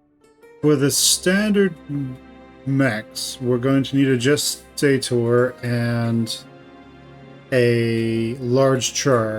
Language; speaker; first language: English; native; English